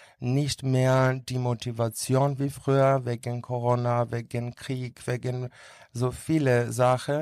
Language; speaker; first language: German; non-native, learner; Greek